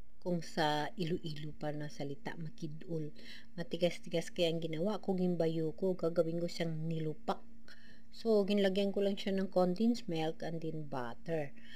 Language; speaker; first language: Filipino; non-native, local second language; Hiligaynon